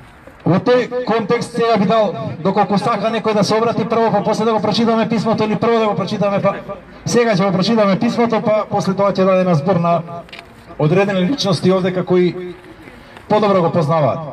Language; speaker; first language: Macedonian; native; Macedonian